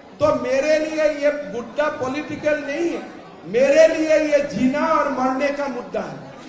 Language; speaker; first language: Hindi; non-native, local second language; Assamese